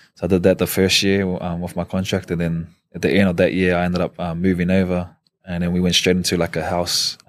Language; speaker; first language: English; native; English